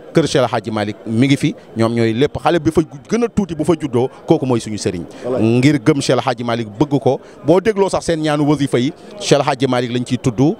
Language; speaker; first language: Wolof; non-native, local second language; Fula